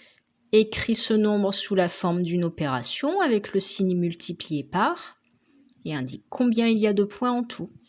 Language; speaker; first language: French; native; French